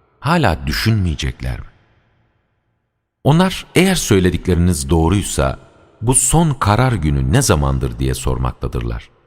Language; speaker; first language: Turkish; native; Turkish